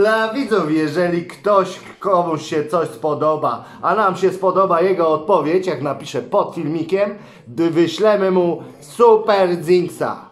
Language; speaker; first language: Polish; native; Polish